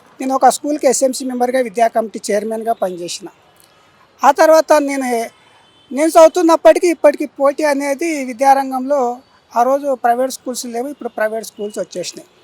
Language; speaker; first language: Telugu; native; Telugu